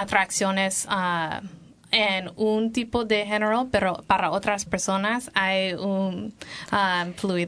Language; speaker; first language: Spanish; non-native, learner; English